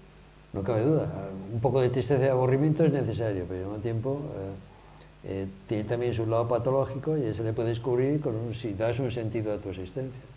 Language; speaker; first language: Spanish; native; Spanish